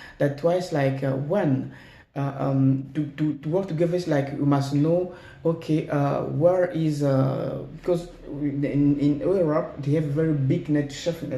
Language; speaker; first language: English; non-native, learner; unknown